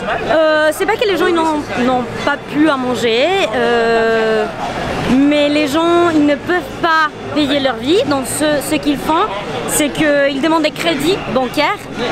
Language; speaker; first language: French; non-native, fluent; Spanish